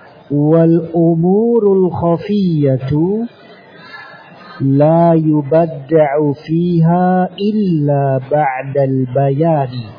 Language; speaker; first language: Arabic; non-native, fluent; Indonesian